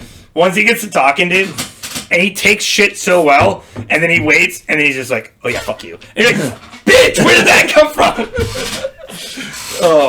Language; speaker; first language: English; native; English